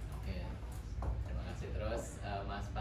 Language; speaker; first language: Indonesian; native; Indonesian